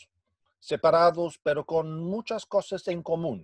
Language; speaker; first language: Spanish; non-native, fluent; English